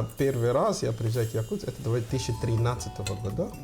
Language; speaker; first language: Russian; non-native, learner; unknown